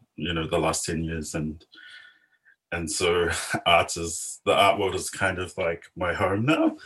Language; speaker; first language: English; native; English